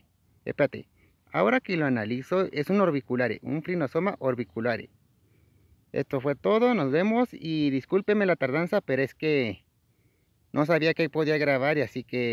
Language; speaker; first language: Spanish; native; Spanish